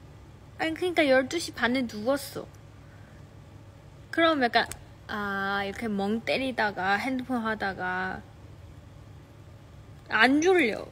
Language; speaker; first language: Korean; non-native, fluent; Chinese